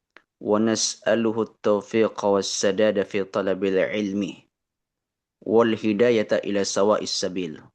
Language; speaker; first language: Arabic; non-native, fluent; Indonesian